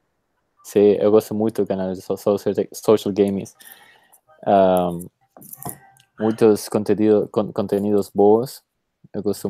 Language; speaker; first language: Portuguese; non-native, fluent; Spanish